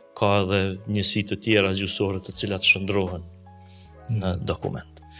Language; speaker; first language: Albanian; native; Albanian